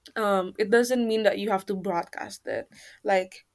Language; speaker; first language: English; non-native, fluent; Indonesian